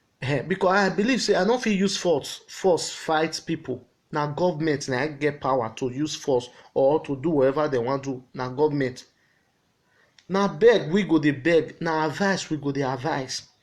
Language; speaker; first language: Nigerian Pidgin; non-native, local second language; Bini